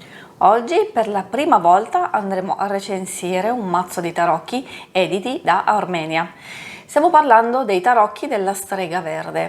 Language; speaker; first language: Italian; native; Italian